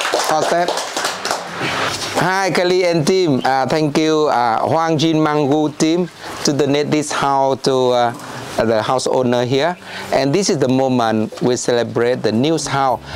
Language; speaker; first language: English; non-native, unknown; Vietnamese